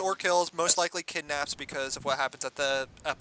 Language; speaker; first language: English; native; English